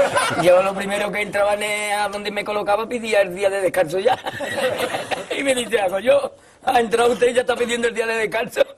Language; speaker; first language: Spanish; native; Spanish